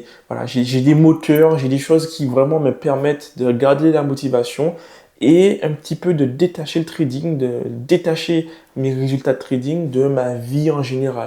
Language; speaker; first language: French; native; French